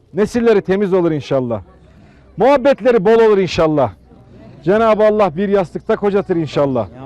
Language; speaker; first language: Turkish; native; Turkish